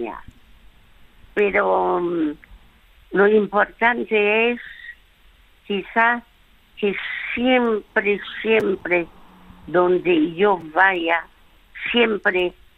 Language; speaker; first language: Spanish; early bilingual, other home language; French